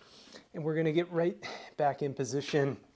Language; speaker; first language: English; native; English